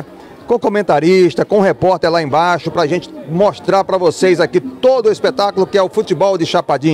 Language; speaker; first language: Portuguese; native; Portuguese